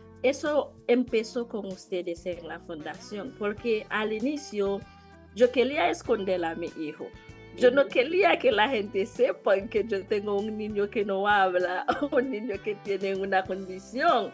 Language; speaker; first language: Spanish; non-native, learner; Haitian Creole